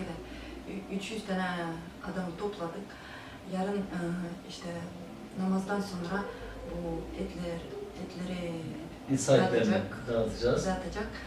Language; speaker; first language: Turkish; non-native, fluent; Uyghur